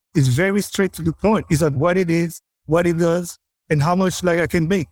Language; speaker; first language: English; non-native, fluent; French